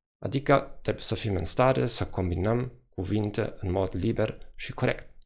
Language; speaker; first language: Romanian; non-native, fluent; German